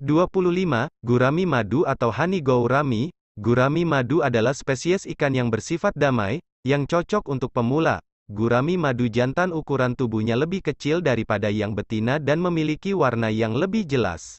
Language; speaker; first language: Indonesian; native; Indonesian